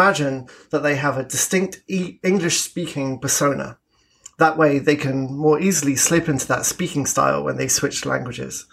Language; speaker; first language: English; native; English